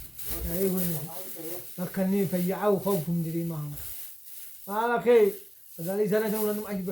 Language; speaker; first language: Arabic; native; Arabic